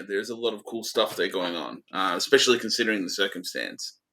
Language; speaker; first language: English; native; English